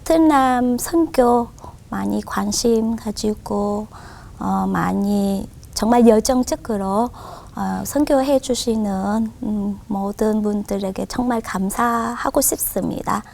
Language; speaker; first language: Korean; non-native, fluent; Vietnamese